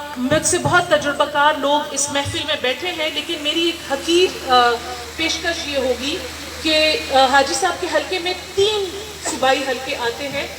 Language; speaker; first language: Urdu; non-native, local second language; Northern Hindko